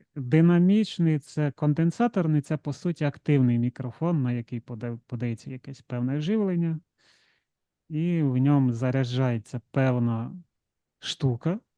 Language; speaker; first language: Ukrainian; non-native, local second language; Russian